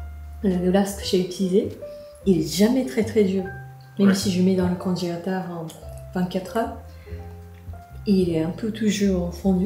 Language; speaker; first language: French; non-native, fluent; Japanese